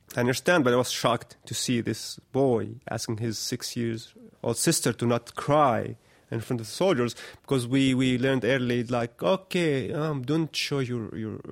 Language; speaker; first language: English; non-native, fluent; Arabic